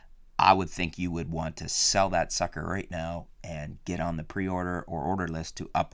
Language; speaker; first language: English; native; English